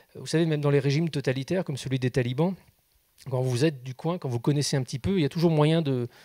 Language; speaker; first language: French; native; French